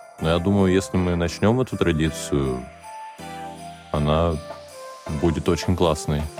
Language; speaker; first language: Russian; native; Russian